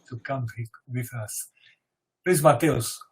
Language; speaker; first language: English; non-native, fluent; Portuguese